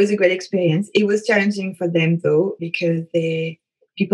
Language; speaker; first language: English; non-native, fluent; French